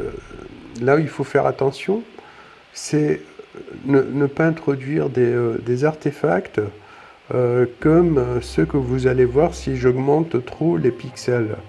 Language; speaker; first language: French; native; French